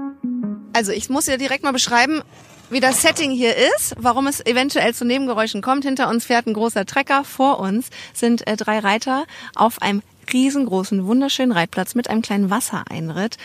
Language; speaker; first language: German; native; German